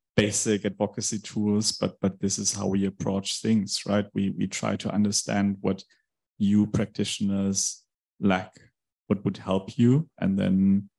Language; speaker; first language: English; non-native, fluent; German